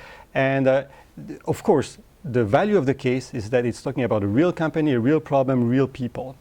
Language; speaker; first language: English; non-native, fluent; French